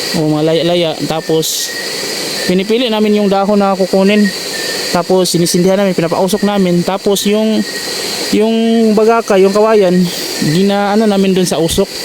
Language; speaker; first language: Filipino; native; Filipino